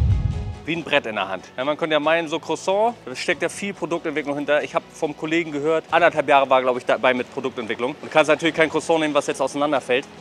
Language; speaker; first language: German; native; German